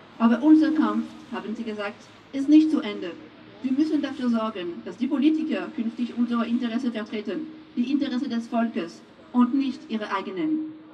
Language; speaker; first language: German; non-native, fluent; French